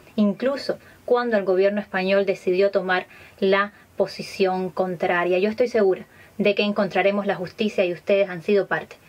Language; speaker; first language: Spanish; native; Spanish